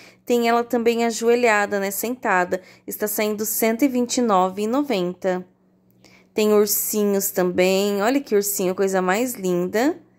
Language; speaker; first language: Portuguese; native; Portuguese